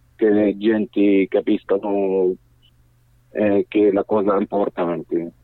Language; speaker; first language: Italian; non-native, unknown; Arabic